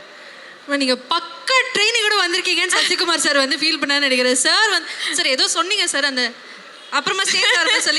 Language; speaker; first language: Tamil; native; Tamil